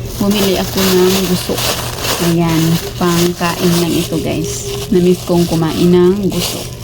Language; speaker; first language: Filipino; non-native, local second language; Cebuano